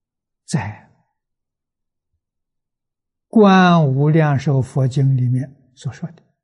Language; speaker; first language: Chinese; native; Chinese